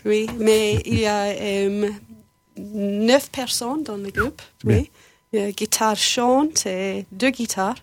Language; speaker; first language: French; non-native, learner; English